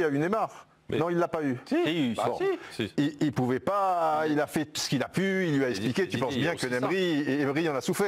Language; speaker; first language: French; native; French